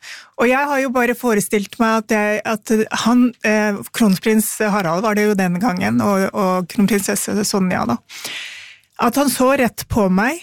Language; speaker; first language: Norwegian; early bilingual, other home language; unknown